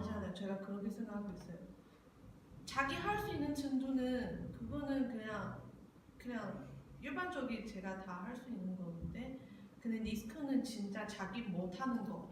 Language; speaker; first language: Korean; non-native, learner; Chinese